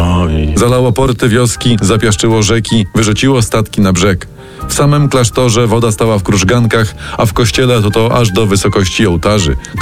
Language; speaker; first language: Polish; native; Polish